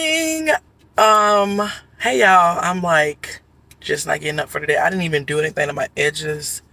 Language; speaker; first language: English; native; English